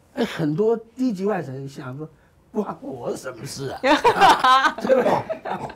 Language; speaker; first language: Chinese; native; Chinese